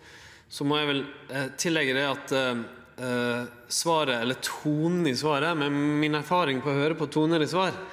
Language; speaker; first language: Norwegian; native; Norwegian